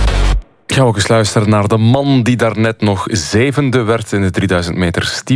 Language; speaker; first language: Dutch; native; Dutch